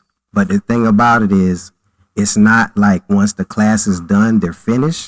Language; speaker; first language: English; native; English